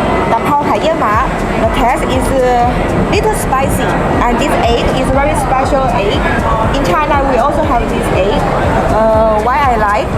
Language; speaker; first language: English; non-native, learner; Chinese